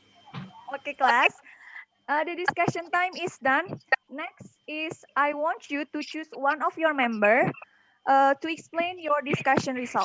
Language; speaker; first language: English; non-native, learner; Indonesian